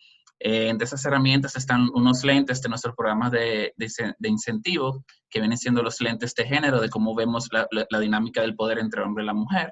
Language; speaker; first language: Spanish; native; Spanish